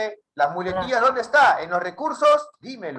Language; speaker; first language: Spanish; native; Spanish